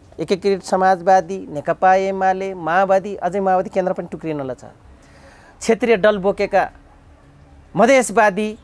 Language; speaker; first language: Nepali; non-native, local second language; Dangaura Tharu